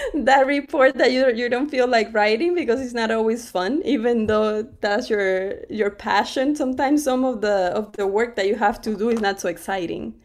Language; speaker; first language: English; non-native, fluent; Spanish